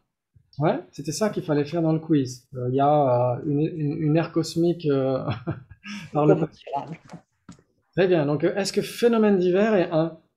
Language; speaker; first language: French; native; French